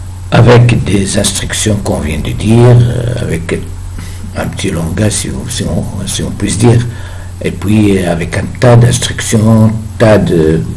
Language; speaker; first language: French; non-native, fluent; Arabic